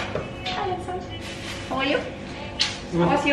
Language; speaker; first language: English; non-native, learner; Indonesian